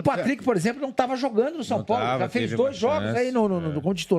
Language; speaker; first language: Portuguese; native; Portuguese